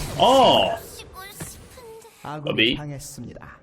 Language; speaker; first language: Korean; native; Korean